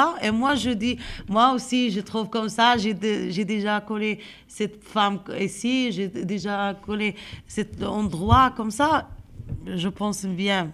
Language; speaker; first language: French; non-native, learner; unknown